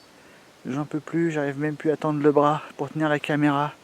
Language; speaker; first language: French; native; French